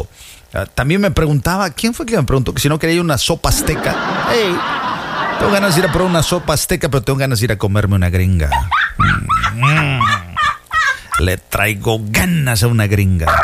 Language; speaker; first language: Spanish; native; Spanish